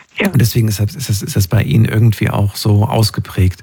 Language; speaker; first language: German; native; German